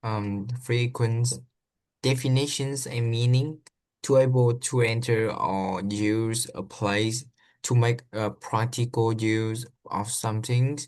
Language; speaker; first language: English; non-native, learner; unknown